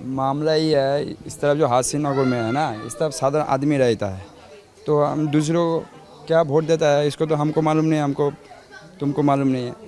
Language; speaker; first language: Hindi; non-native, local second language; Bangla